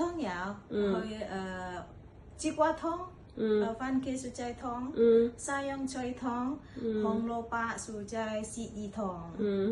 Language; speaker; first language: Cantonese; non-native, learner; Indonesian